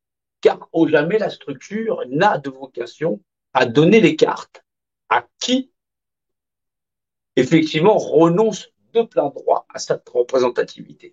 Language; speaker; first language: French; native; French